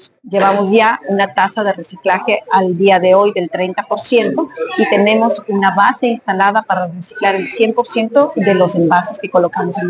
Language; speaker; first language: Spanish; native; Spanish